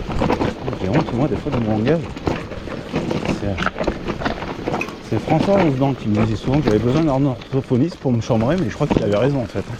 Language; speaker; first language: French; native; French